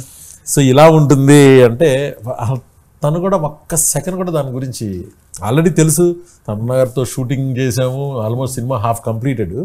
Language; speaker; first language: Telugu; native; Telugu